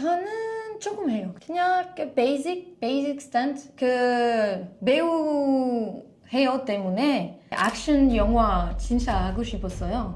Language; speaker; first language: Korean; non-native, learner; French